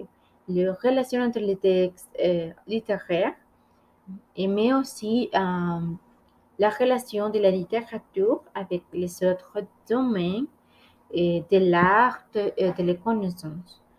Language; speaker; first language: French; non-native, learner; Spanish